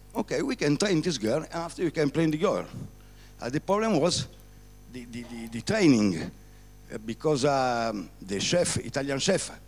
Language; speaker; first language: English; non-native, learner; Italian